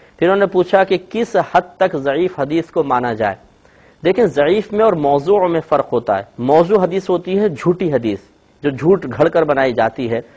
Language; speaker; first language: Urdu; native; Urdu